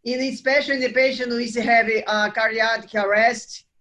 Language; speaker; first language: English; non-native, learner; Portuguese